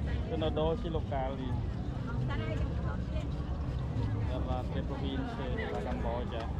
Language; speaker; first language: Italian; non-native, fluent; Vietnamese